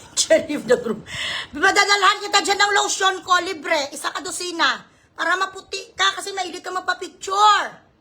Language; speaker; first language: Filipino; non-native, local second language; Hiligaynon